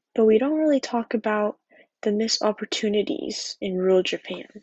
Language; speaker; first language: English; early bilingual, other home language; Japanese